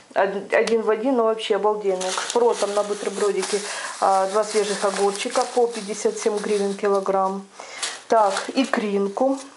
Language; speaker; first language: Russian; non-native, local second language; Ukrainian